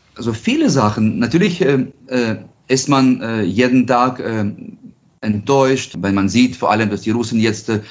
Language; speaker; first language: German; non-native, fluent; Ukrainian